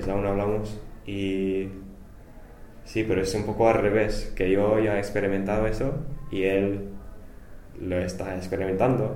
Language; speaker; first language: Spanish; non-native, fluent; English